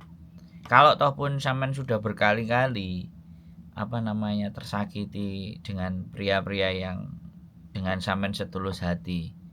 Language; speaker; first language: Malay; non-native, local second language; Javanese